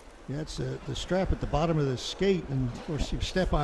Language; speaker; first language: English; native; English